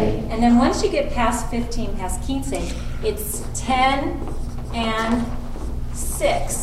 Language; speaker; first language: English; native; English